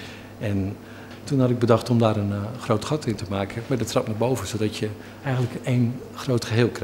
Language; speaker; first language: Dutch; native; Dutch